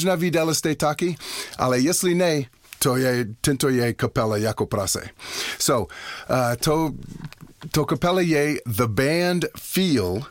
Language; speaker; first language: Czech; non-native, learner; English